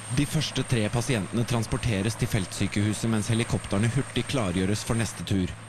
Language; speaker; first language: Norwegian; native; Norwegian